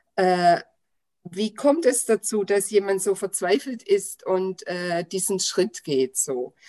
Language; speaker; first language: German; native; German